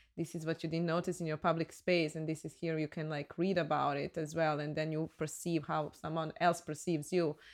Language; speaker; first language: English; non-native, fluent; Serbian